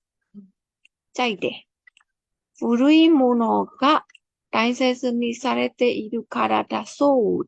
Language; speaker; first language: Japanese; non-native, fluent; Burmese